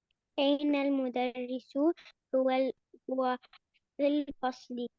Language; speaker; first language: Arabic; non-native, learner; Urdu